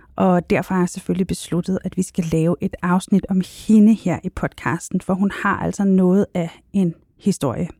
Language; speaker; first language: Danish; native; Danish